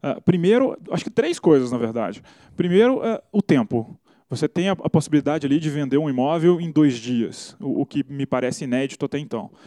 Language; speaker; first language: Portuguese; native; Portuguese